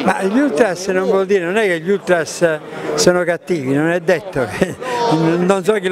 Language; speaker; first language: Italian; native; Italian